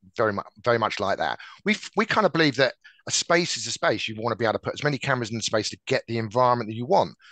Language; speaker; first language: English; native; English